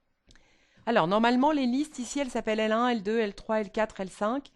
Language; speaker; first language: French; native; French